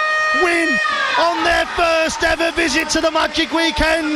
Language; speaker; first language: English; native; English